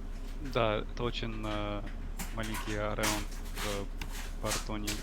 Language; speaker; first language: Russian; non-native, learner; English